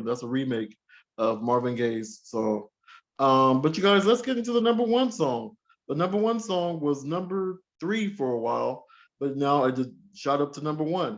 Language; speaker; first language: English; native; English